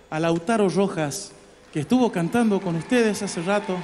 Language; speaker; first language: Spanish; native; Spanish